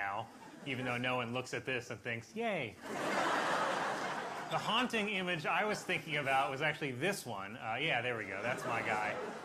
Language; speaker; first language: English; native; English